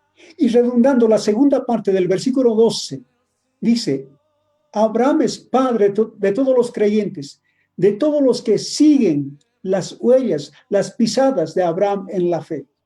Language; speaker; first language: Spanish; native; Spanish